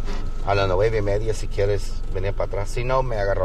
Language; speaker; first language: Spanish; non-native, learner; English